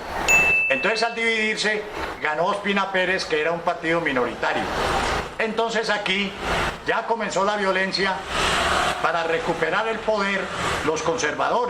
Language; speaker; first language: Spanish; native; Spanish